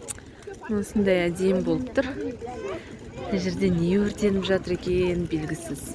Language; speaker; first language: Kazakh; native; Kazakh